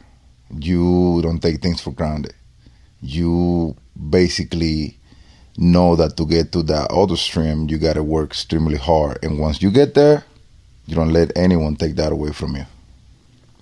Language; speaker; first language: English; non-native, fluent; Spanish